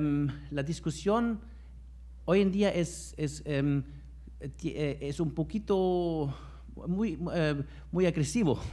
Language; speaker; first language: Spanish; non-native, fluent; German